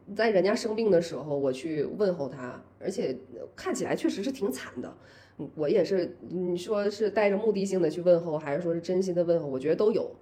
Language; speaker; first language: Chinese; native; Chinese